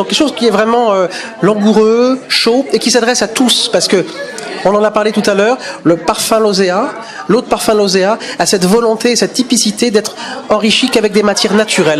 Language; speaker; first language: French; native; French